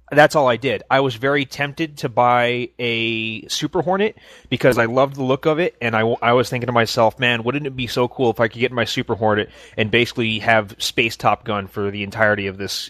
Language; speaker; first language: English; native; English